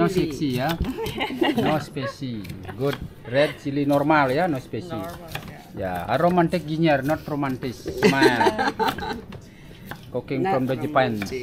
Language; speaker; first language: English; non-native, learner; Indonesian